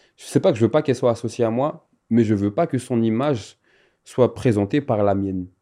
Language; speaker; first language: French; non-native, local second language; Malagasy